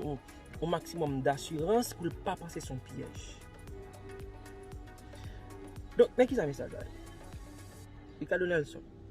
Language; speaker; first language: French; non-native, local second language; Haitian Creole